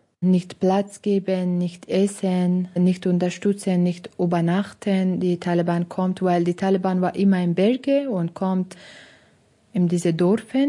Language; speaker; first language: German; non-native, learner; Persian